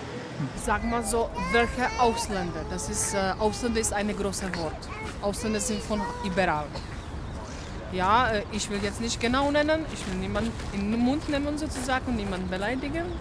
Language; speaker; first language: German; non-native, learner; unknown